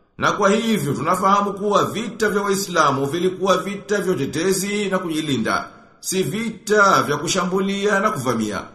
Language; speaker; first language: Swahili; native; Swahili